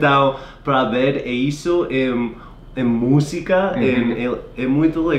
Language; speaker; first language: Portuguese; non-native, learner; English